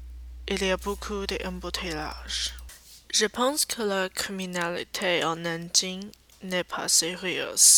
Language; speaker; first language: French; non-native, learner; Chinese